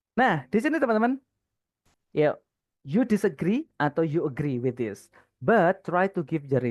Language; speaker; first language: English; non-native, fluent; Indonesian